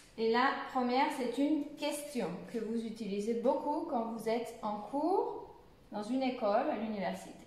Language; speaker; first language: French; native; French